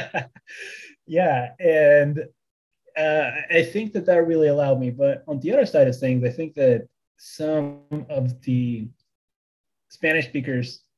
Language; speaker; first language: English; early bilingual, other home language; Bulgarian